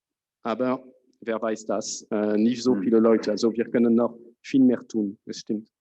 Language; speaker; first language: German; non-native, fluent; French